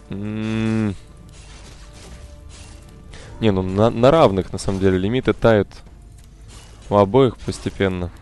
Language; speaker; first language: Russian; native; Russian